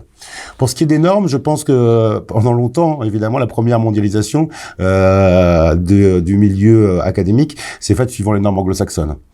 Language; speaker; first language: French; native; French